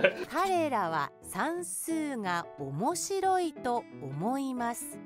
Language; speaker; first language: Japanese; non-native, learner; French